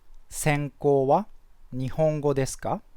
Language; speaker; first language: Japanese; non-native, fluent; English